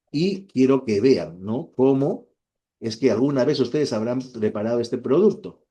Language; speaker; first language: Spanish; native; Spanish